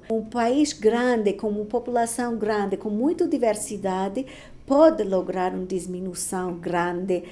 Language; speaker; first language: Portuguese; non-native, fluent; Spanish